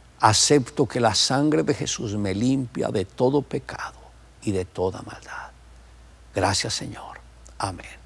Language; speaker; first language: Spanish; native; Spanish